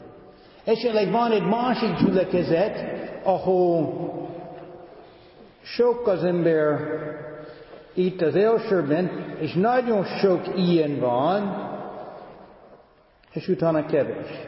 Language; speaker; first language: Hungarian; non-native, fluent; English